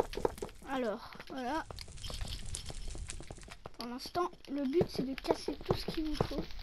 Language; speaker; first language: French; native; French